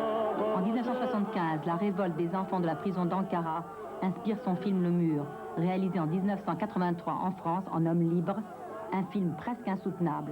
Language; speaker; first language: French; native; French